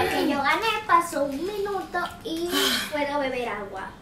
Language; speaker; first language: Spanish; early bilingual, other home language; Haitian Creole